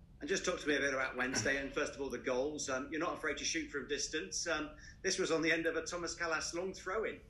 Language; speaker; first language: English; native; English